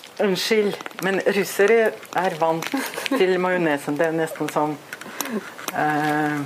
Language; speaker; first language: Norwegian; non-native, fluent; Russian